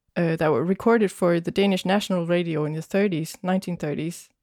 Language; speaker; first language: English; non-native, fluent; Danish